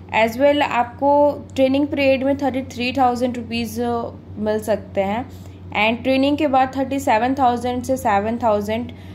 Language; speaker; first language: Hindi; native; Hindi